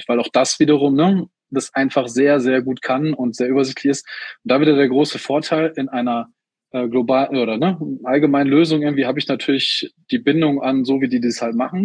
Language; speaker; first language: German; native; German